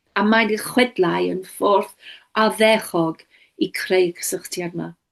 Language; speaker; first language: Welsh; non-native, local second language; English